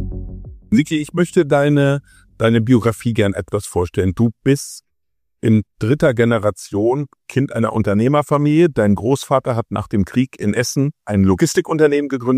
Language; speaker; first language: German; native; German